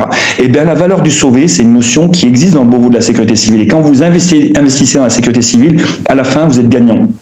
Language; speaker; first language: French; native; French